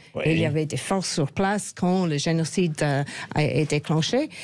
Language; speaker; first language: French; non-native, fluent; English